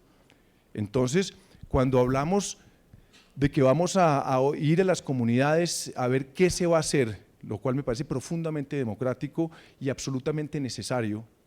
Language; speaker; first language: Spanish; native; Spanish